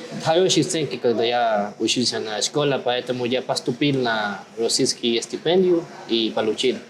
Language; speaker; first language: Russian; non-native, learner; Spanish